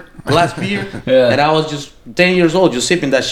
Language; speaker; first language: English; non-native, fluent; Spanish